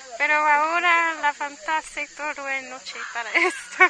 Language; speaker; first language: Spanish; non-native, learner; English